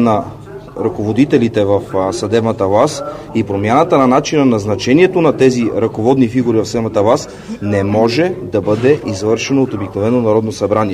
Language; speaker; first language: Bulgarian; native; Bulgarian